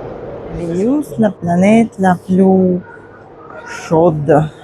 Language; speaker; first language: French; non-native, fluent; Russian